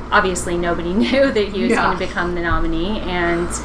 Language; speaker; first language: English; native; English